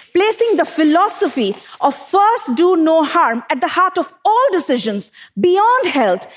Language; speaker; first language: English; non-native, local second language; Hindi